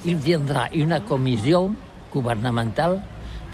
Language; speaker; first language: French; non-native, learner; Catalan